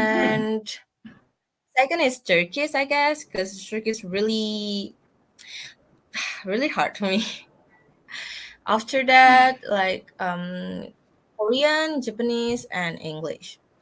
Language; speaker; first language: English; non-native, learner; Indonesian